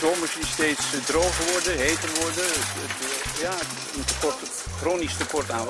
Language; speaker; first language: Dutch; native; Dutch